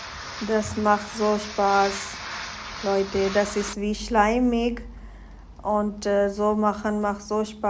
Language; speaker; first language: German; non-native, learner; Hindi